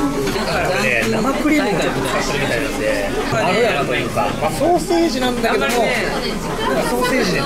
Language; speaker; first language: Japanese; native; Japanese